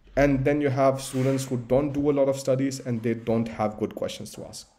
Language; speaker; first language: English; non-native, local second language; Hindi